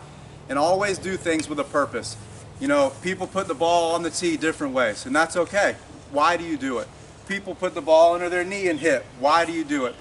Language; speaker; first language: English; native; English